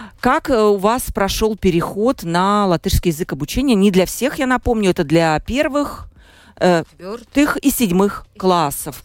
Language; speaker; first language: Russian; native; Russian